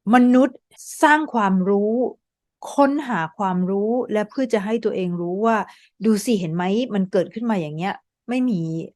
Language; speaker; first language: Thai; native; Thai